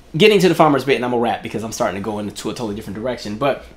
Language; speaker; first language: English; native; English